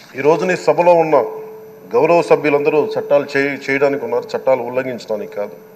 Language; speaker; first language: Telugu; native; Telugu